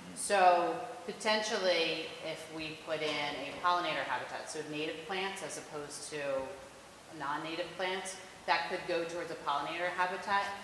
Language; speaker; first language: English; native; English